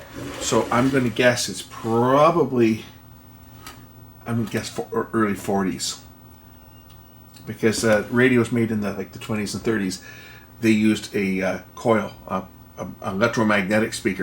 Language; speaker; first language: English; native; English